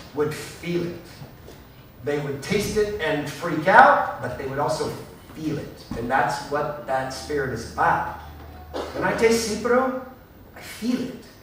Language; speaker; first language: English; native; English